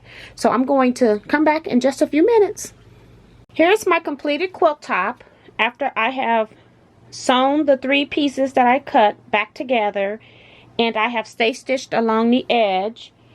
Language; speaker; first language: English; native; English